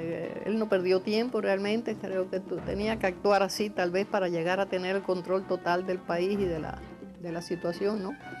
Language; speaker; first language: Spanish; native; Spanish